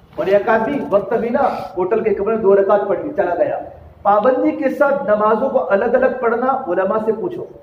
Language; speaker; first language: Urdu; non-native, local second language; Gujarati